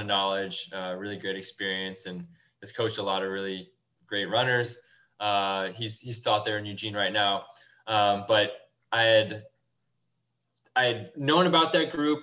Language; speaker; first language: English; native; English